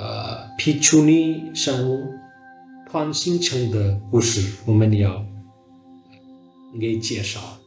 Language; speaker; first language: Chinese; non-native, learner; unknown